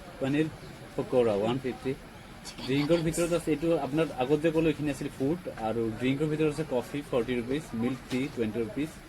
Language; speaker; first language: Assamese; non-native, local second language; Bangla